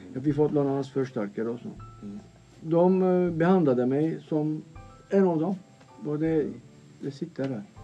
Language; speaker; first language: Swedish; non-native, fluent; Turkish